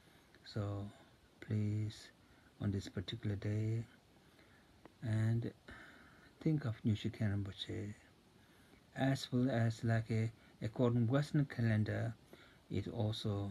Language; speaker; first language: English; non-native, fluent; Tibetan